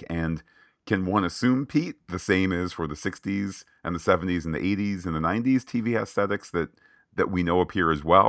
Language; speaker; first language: English; native; English